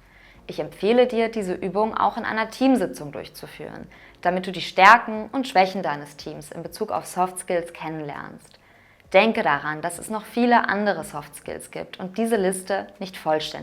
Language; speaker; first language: German; native; German